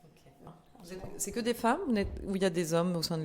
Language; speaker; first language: French; native; French